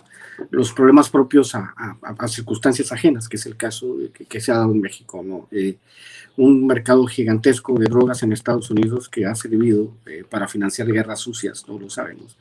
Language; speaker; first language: Spanish; native; Spanish